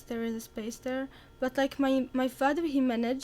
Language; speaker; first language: English; non-native, learner; Arabic